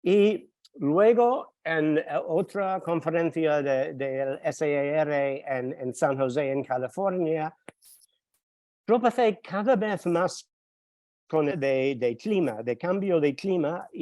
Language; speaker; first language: Spanish; non-native, fluent; English